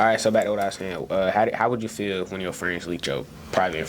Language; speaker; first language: English; native; English